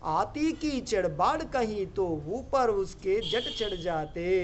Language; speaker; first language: Hindi; non-native, local second language; Telugu